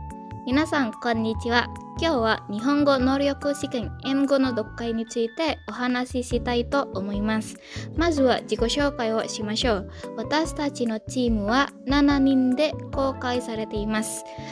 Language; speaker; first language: Japanese; non-native, learner; Indonesian